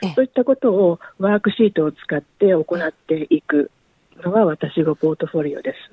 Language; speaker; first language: Japanese; native; Japanese